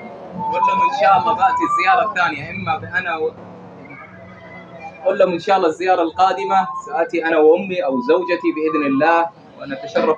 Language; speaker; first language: Arabic; native; Arabic